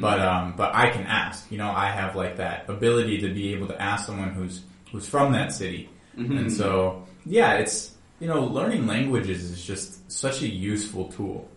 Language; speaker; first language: English; native; English